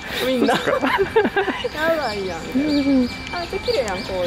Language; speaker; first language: Japanese; native; Japanese